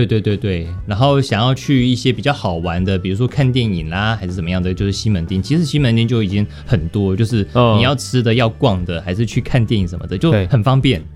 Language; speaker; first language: Chinese; native; Chinese